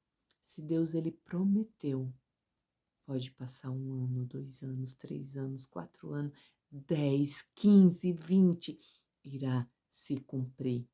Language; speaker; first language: Portuguese; native; Portuguese